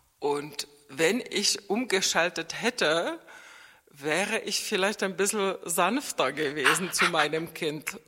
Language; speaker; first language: German; non-native, fluent; Czech